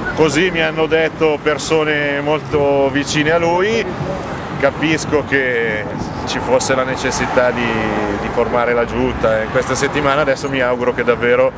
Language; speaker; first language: Italian; native; Italian